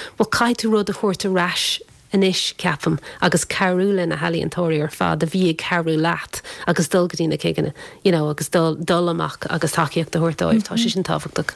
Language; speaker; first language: Irish; non-native, local second language; English